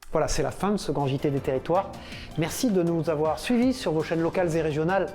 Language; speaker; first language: French; native; French